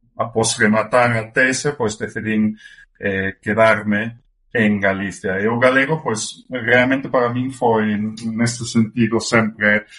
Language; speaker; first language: Galician; non-native, fluent; German